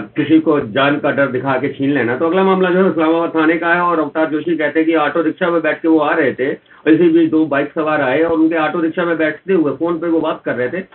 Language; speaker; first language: Hindi; native; Hindi